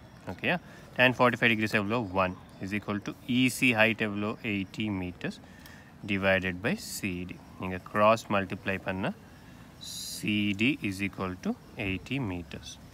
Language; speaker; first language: English; non-native, local second language; Tamil